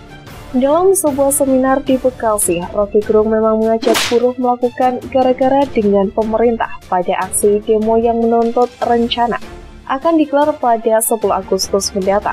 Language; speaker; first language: Indonesian; native; Indonesian